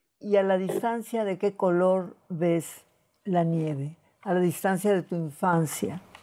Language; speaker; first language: Spanish; native; Spanish